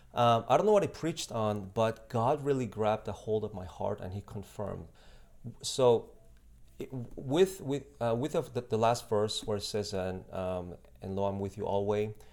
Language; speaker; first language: English; non-native, fluent; Spanish